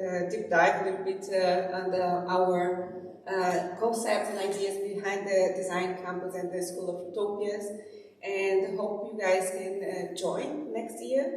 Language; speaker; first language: English; non-native, fluent; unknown